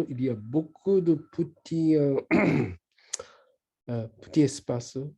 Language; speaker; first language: French; non-native, learner; Japanese